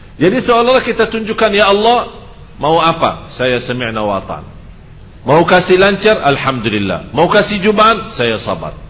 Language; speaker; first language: Indonesian; non-native, fluent; Arabic